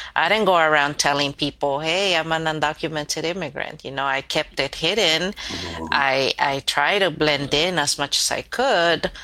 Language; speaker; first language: English; early bilingual, other home language; Spanish